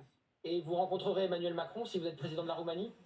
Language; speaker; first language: French; native; French